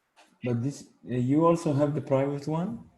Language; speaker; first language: English; non-native, fluent; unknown